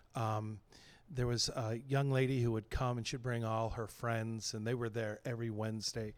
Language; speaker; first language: English; native; English